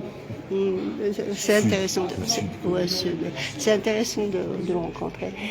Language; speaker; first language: French; non-native, local second language; Arabic